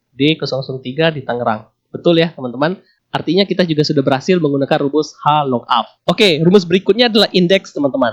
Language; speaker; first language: Indonesian; native; Indonesian